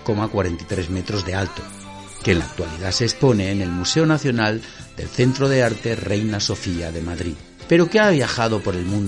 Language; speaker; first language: Spanish; native; Spanish